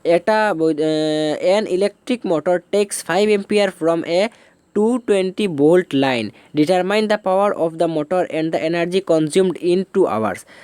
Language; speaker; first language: Hindi; non-native, local second language; Bangla